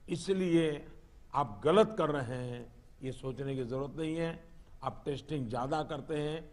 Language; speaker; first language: Hindi; non-native, local second language; Gujarati